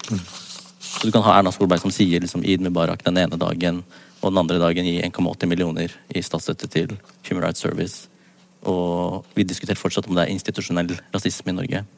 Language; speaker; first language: Norwegian; native; Norwegian